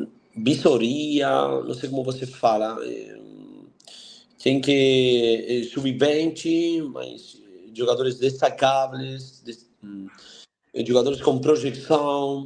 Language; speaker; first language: Portuguese; non-native, fluent; Spanish